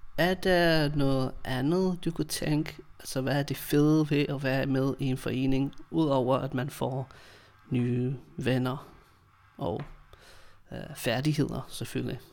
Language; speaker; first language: Danish; non-native, fluent; English